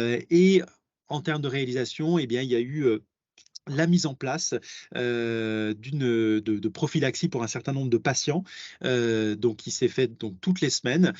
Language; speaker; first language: French; native; French